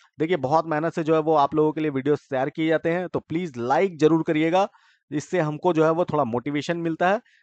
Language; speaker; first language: Hindi; native; Hindi